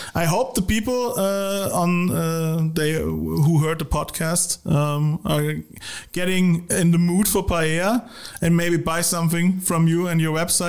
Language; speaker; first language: English; non-native, fluent; German